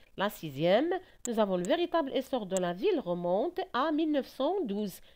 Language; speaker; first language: French; non-native, local second language; Arabic